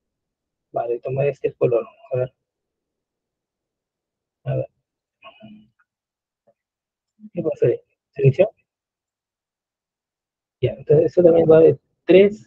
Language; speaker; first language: Spanish; native; Spanish